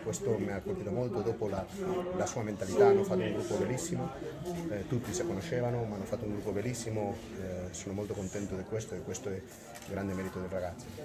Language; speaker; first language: Italian; non-native, fluent; Spanish